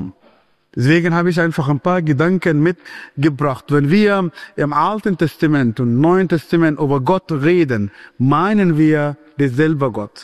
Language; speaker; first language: German; non-native, fluent; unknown